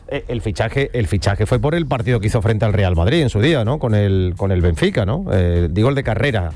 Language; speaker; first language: Spanish; native; Spanish